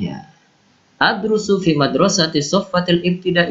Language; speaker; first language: Arabic; non-native, fluent; Indonesian